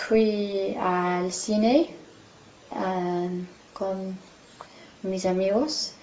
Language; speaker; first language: Spanish; non-native, learner; English